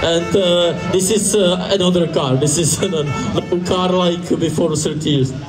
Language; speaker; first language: English; non-native, learner; Czech